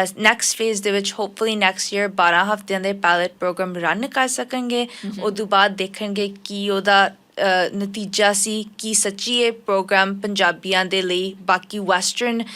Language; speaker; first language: Punjabi; early bilingual, heritage; Punjabi